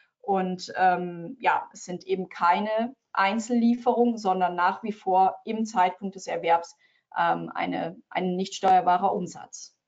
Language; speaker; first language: German; native; German